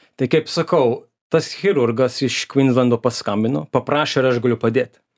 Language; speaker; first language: Lithuanian; early bilingual, heritage; Lithuanian